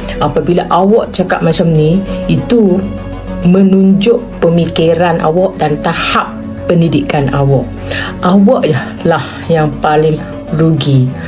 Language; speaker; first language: Malay; non-native, fluent; Thai